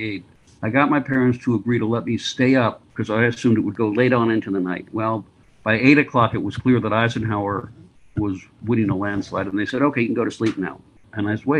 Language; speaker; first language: English; native; English